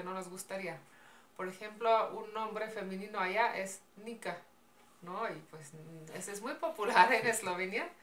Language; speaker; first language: Spanish; non-native, fluent; Slovenian